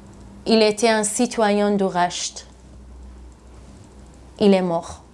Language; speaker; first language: French; non-native, learner; Persian